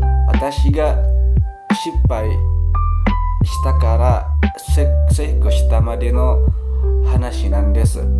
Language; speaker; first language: Japanese; non-native, learner; Indonesian